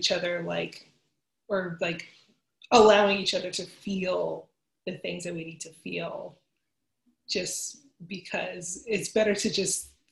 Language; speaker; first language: English; native; English